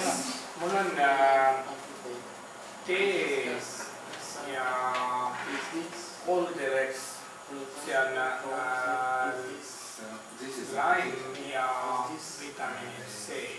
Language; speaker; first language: Estonian; non-native, learner; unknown